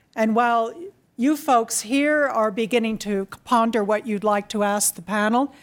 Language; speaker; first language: English; native; English